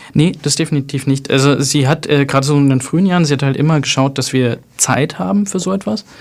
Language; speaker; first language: German; native; German